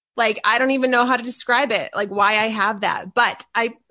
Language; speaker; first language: English; native; English